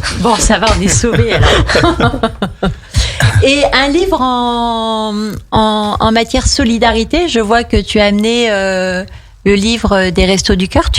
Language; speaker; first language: French; native; French